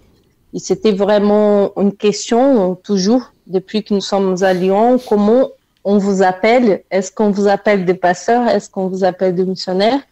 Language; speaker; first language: French; non-native, fluent; Portuguese